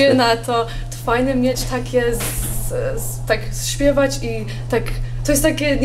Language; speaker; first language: Polish; early bilingual, heritage; Polish